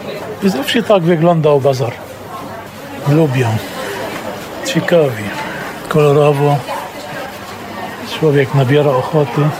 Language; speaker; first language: Polish; non-native, fluent; Arabic